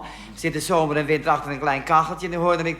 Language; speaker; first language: Dutch; native; Dutch